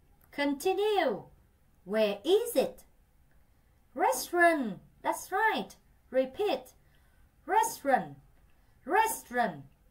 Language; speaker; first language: English; non-native, fluent; Vietnamese